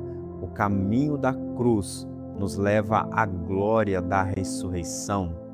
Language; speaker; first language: Portuguese; native; Portuguese